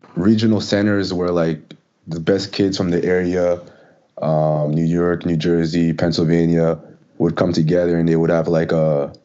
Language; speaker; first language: English; native; English